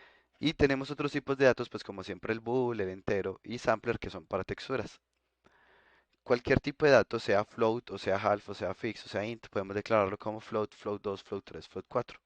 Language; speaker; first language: Spanish; native; Spanish